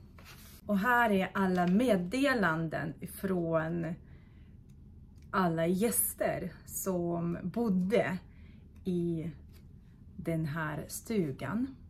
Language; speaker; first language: Swedish; non-native, fluent; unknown